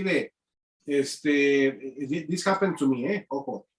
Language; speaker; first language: Spanish; native; Spanish